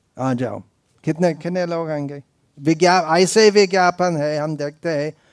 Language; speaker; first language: Hindi; non-native, fluent; English